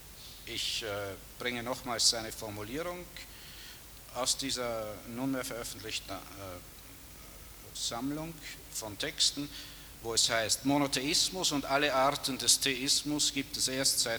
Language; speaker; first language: German; native; German